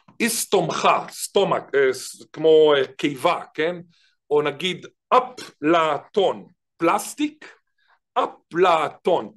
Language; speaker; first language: Hebrew; native; Hebrew